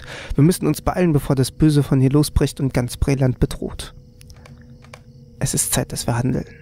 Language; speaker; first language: German; native; German